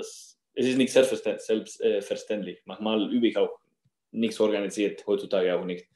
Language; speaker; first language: German; non-native, fluent; Spanish